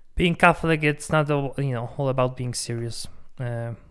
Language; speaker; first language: English; non-native, fluent; Polish